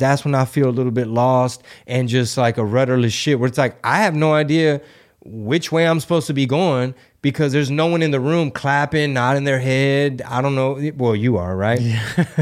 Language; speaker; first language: English; early bilingual, other home language; Spanish